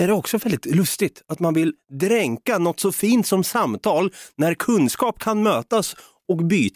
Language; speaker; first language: Swedish; native; Swedish